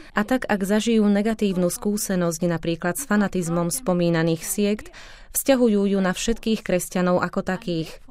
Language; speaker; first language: Slovak; native; Slovak